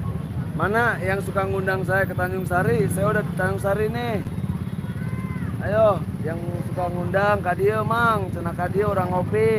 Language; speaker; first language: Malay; non-native, local second language; Sundanese